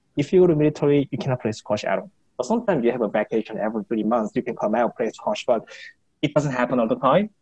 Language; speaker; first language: English; non-native, fluent; Korean